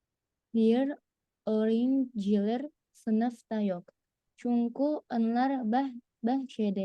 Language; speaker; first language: Turkish; non-native, learner; Indonesian